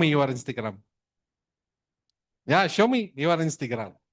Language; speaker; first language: English; non-native, fluent; Arabic